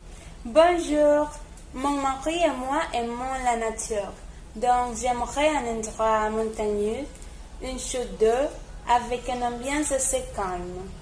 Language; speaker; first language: French; non-native, learner; Spanish